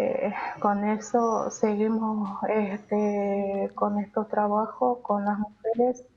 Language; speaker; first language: Spanish; non-native, local second language; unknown